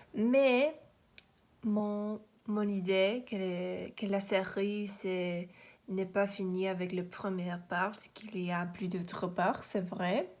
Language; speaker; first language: French; non-native, learner; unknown